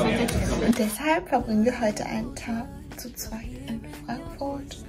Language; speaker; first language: German; early bilingual, other home language; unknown